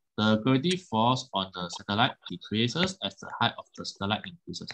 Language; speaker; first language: English; non-native, local second language; Chinese